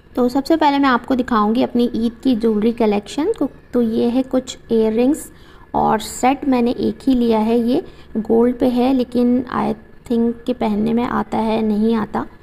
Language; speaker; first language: Urdu; native; Urdu